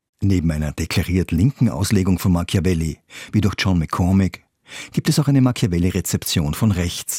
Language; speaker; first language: German; native; German